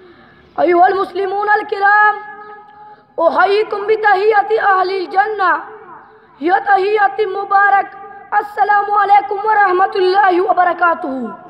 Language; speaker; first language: Arabic; non-native, learner; Urdu